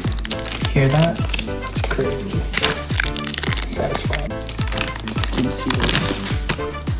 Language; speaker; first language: English; native; English